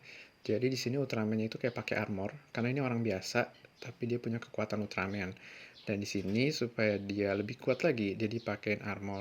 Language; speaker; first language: Indonesian; native; Indonesian